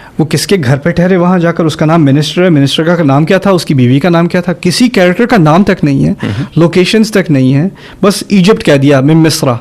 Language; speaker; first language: Urdu; early bilingual, heritage; German